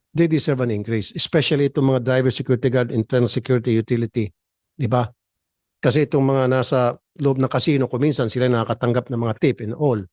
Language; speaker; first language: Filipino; native; Filipino